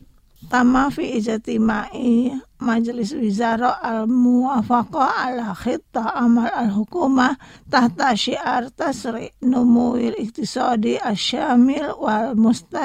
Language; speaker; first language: Arabic; non-native, fluent; Indonesian